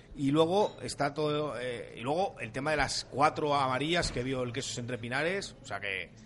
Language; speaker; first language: Spanish; native; Spanish